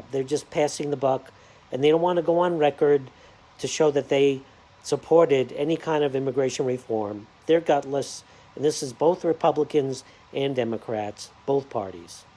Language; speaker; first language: English; native; English